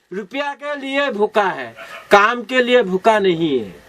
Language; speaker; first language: Hindi; non-native, local second language; Assamese